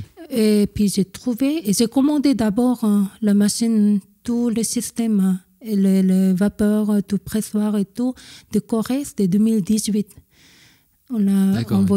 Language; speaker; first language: French; non-native, fluent; Korean